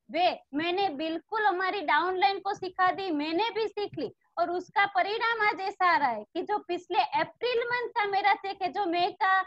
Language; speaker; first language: Hindi; non-native, local second language; Gujarati